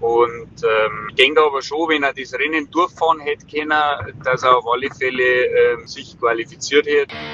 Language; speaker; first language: German; native; German